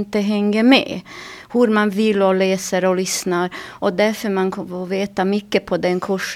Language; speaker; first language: Swedish; non-native, learner; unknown